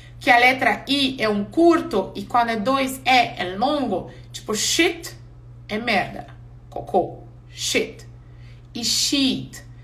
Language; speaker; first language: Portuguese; non-native, fluent; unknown